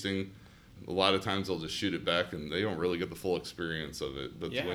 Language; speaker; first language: English; native; English